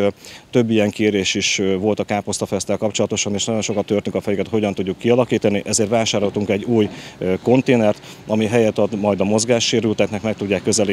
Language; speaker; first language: Hungarian; native; Hungarian